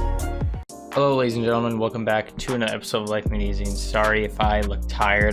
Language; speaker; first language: English; native; English